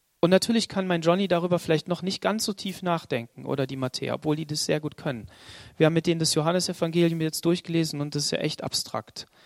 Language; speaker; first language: German; native; German